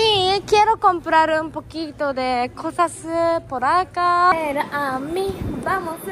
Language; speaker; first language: Spanish; non-native, fluent; Japanese